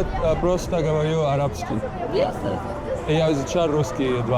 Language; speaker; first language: Russian; non-native, learner; Arabic